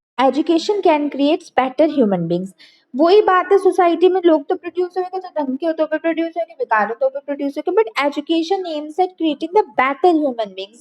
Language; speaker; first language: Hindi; native; Hindi